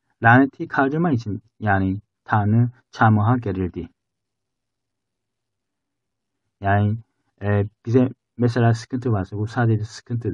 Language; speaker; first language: Turkish; non-native, fluent; Korean